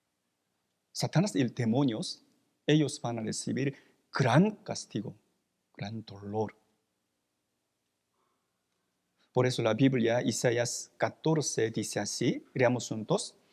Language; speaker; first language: Spanish; non-native, fluent; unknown